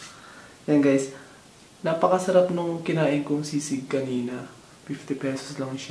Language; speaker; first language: Filipino; native; Filipino